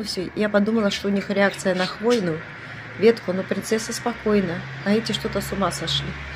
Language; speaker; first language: Russian; native; Russian